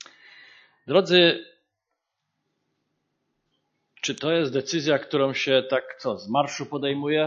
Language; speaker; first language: Polish; native; Polish